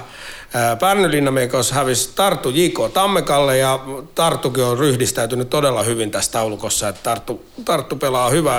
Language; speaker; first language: Finnish; native; Finnish